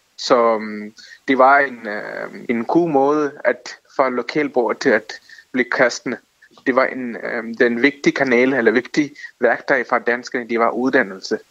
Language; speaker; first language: Danish; non-native, fluent; Tamil